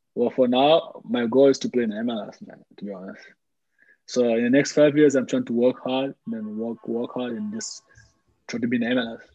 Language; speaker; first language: English; early bilingual, other home language; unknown